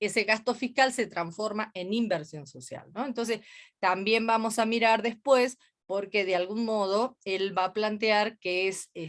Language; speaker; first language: Spanish; native; Spanish